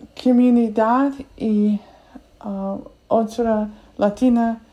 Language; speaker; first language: Spanish; non-native, learner; English